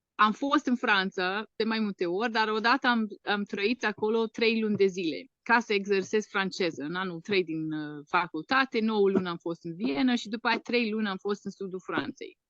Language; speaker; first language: Romanian; non-native, fluent; English